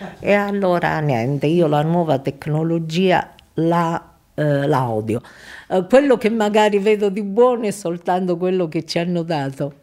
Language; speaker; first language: Italian; native; Italian